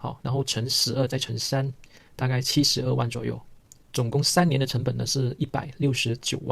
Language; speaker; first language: Chinese; early bilingual, heritage; Chinese